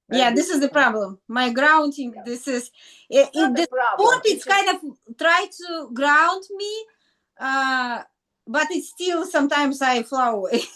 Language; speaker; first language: English; non-native, learner; Russian